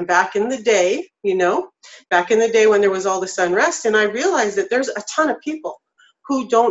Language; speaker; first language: English; native; English